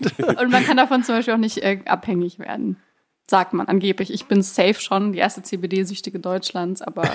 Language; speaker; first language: German; early bilingual, other home language; Persian